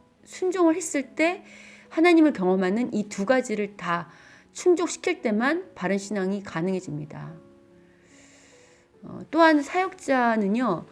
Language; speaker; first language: Korean; native; Korean